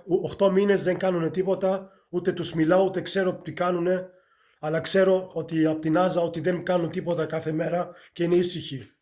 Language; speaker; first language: Greek; early bilingual, heritage; Greek